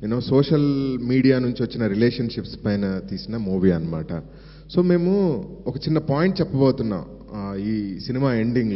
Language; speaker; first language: Telugu; native; Telugu